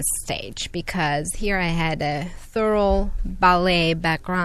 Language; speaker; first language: English; non-native, fluent; Italian